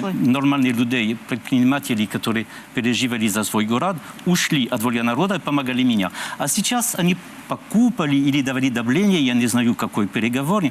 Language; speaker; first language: Russian; non-native, learner; French